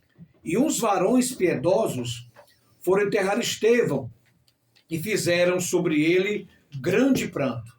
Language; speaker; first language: Portuguese; native; Portuguese